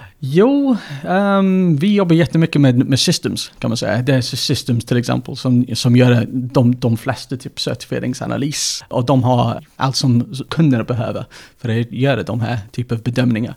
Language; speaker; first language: Swedish; non-native, fluent; English